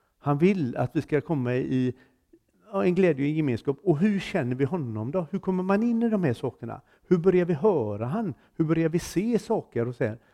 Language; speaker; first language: Swedish; native; Swedish